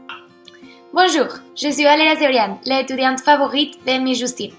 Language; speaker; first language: French; non-native, learner; Spanish